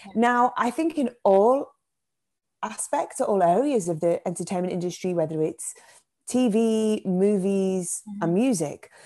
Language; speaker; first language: English; native; English